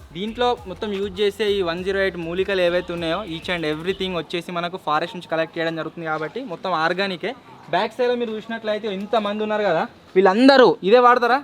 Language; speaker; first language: Telugu; native; Telugu